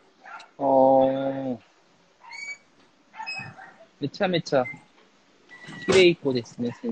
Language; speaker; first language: Japanese; non-native, fluent; Korean